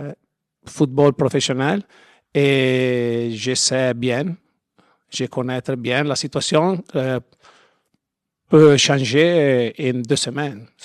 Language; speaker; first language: French; non-native, learner; Italian